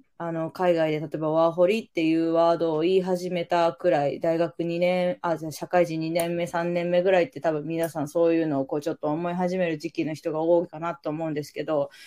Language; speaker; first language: Japanese; native; Japanese